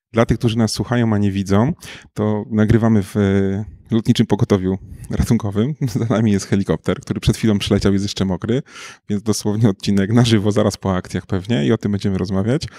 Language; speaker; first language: Polish; native; Polish